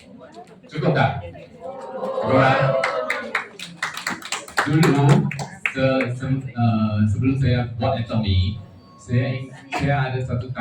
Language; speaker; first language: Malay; non-native, local second language; Chinese